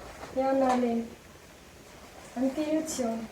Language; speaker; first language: Russian; non-native, learner; Armenian